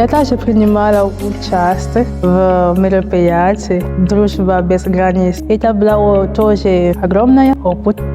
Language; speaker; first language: Russian; non-native, learner; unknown